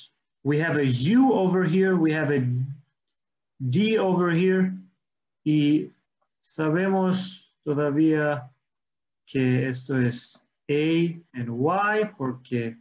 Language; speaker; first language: Spanish; non-native, fluent; English